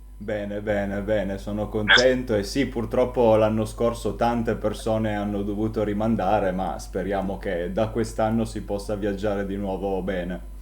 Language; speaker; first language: Italian; native; Italian